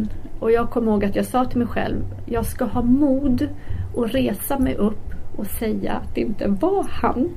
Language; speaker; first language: Swedish; early bilingual, other home language; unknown